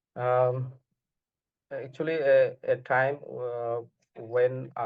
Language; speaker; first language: English; non-native, learner; Bangla